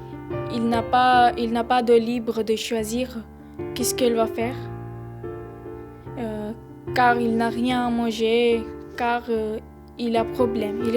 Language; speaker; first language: French; non-native, learner; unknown